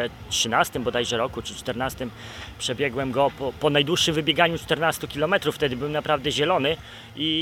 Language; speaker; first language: Polish; native; Polish